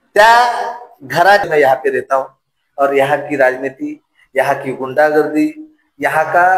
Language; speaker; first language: Hindi; non-native, local second language; Marathi